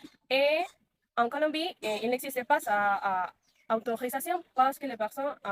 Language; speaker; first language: French; non-native, learner; Spanish